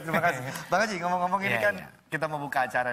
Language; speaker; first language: Indonesian; native; Indonesian